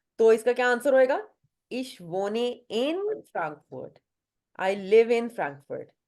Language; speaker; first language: Urdu; non-native, local second language; Punjabi